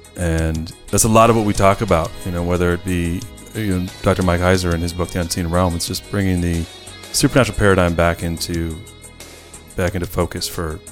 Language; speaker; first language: English; native; English